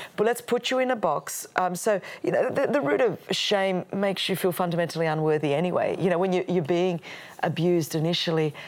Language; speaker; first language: English; non-native, local second language; Greek